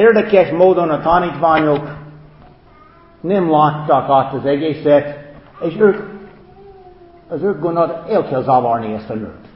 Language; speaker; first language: Hungarian; non-native, fluent; English